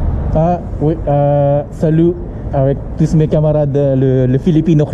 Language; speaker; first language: French; non-native, learner; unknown